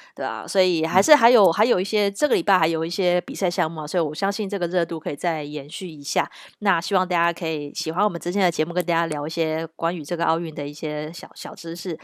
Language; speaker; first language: Chinese; native; Chinese